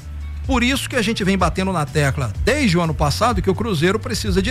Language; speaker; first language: Portuguese; native; Portuguese